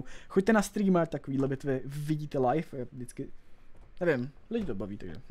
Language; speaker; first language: Czech; native; Czech